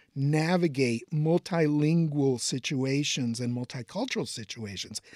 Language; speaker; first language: English; early bilingual, other home language; Spanish